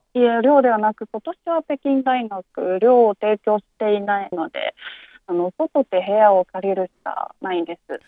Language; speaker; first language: Japanese; non-native, fluent; Chinese